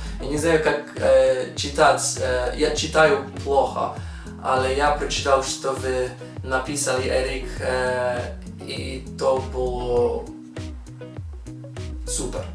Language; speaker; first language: Russian; non-native, learner; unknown